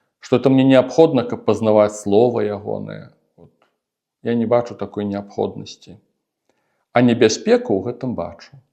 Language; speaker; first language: Belarusian; non-native, local second language; Russian